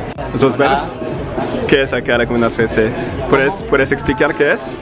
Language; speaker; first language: Spanish; non-native, learner; French